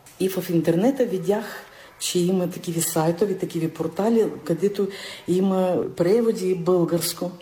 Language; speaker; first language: Bulgarian; early bilingual, heritage; Bulgarian